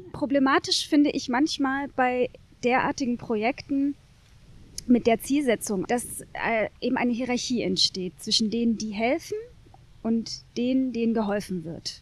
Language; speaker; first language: German; native; German